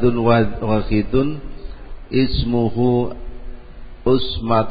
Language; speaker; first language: Arabic; non-native, learner; Indonesian